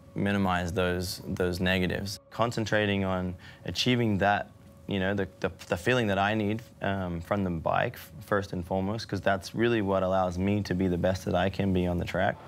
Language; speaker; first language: English; native; English